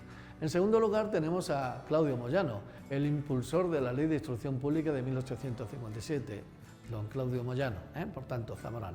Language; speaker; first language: Spanish; native; Spanish